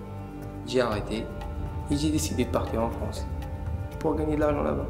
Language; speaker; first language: French; non-native, local second language; Arabic